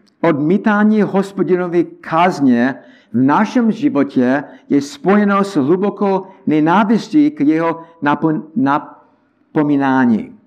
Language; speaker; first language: Czech; non-native, learner; English